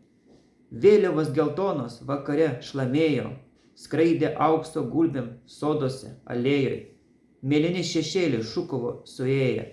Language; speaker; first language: Lithuanian; native; Lithuanian